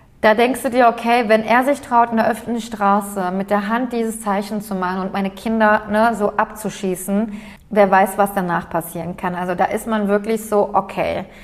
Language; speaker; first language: German; early bilingual, other home language; Turkish